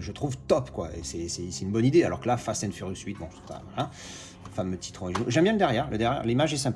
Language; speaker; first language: French; native; French